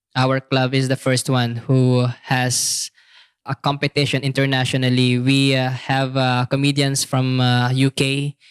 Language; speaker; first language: English; non-native, local second language; Filipino